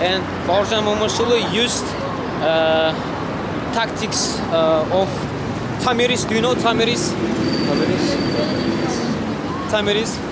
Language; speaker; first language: English; non-native, learner; Kazakh